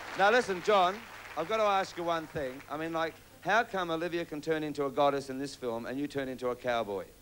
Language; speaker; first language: English; native; English